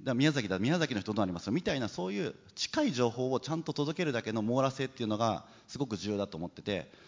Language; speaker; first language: Japanese; native; Japanese